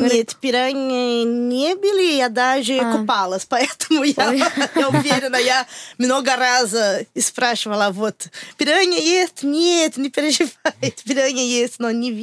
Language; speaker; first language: Russian; non-native, learner; Portuguese